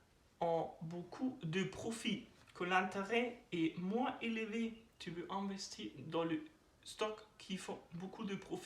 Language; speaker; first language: French; non-native, learner; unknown